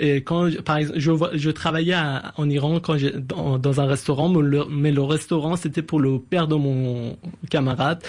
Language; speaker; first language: French; non-native, fluent; Persian